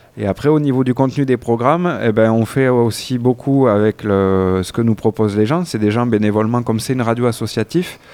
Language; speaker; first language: French; native; French